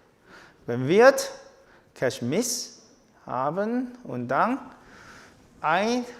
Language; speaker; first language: German; non-native, learner; Chinese